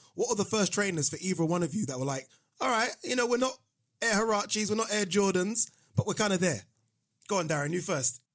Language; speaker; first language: English; non-native, local second language; Yoruba